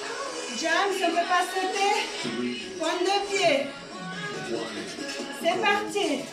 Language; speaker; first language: French; native; French